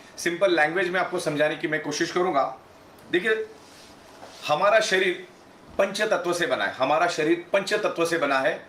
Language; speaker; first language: Hindi; non-native, local second language; Gujarati